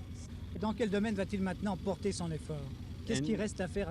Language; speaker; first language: French; native; French